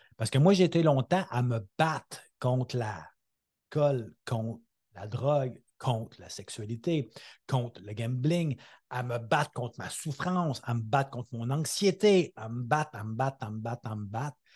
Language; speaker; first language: French; native; French